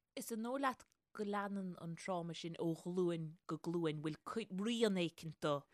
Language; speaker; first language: Irish; native; Irish